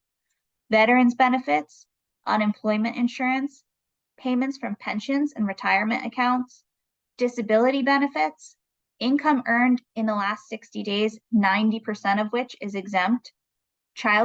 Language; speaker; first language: English; native; English